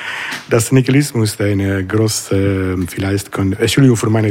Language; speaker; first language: German; non-native, learner; Italian